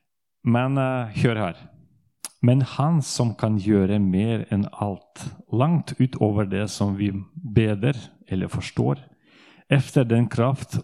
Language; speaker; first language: Norwegian; non-native, fluent; Russian